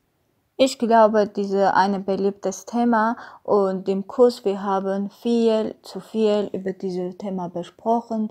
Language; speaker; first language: German; non-native, learner; Armenian